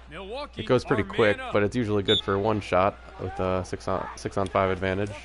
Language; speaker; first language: English; native; English